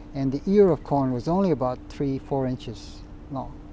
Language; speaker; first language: English; native; English